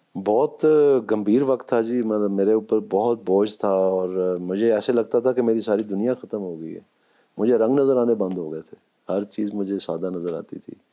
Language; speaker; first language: Urdu; non-native, local second language; Punjabi